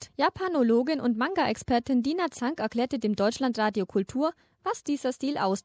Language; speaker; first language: German; native; German